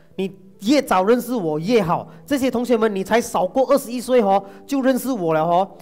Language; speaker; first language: Chinese; non-native, local second language; Tamil